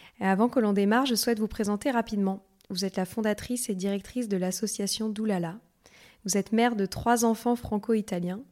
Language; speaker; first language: French; native; French